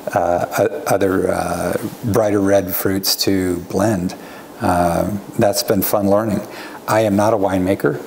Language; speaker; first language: English; native; English